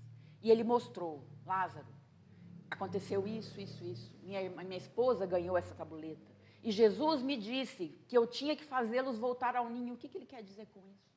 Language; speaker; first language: Portuguese; native; Portuguese